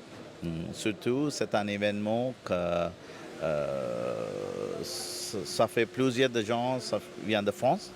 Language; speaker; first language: French; non-native, fluent; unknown